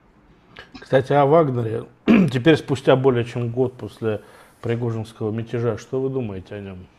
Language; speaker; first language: Russian; native; Russian